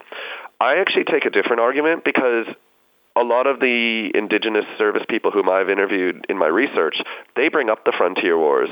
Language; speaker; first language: English; native; English